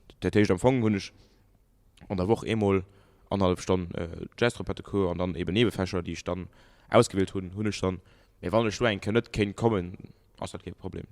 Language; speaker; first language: Luxembourgish; native; Luxembourgish